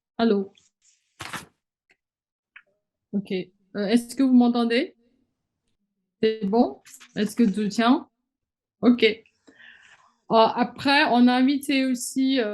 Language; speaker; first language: French; non-native, fluent; Chinese